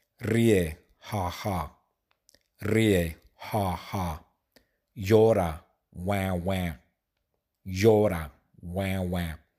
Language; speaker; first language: Spanish; non-native, fluent; English